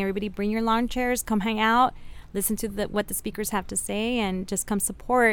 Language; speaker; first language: English; early bilingual, other home language; Spanish